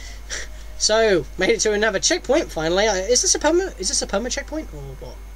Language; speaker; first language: English; native; English